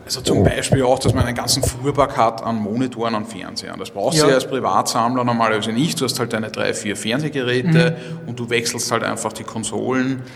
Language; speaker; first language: German; native; German